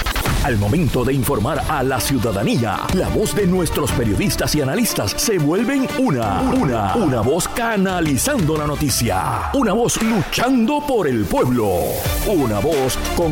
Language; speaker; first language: Spanish; native; Spanish